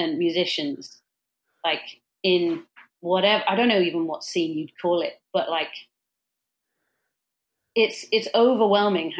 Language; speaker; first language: English; native; English